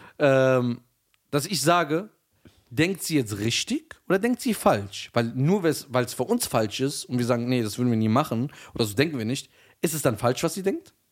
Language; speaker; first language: German; early bilingual, other home language; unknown